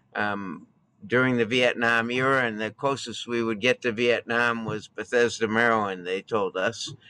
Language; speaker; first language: English; native; English